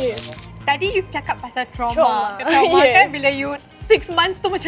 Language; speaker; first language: Malay; native; Malay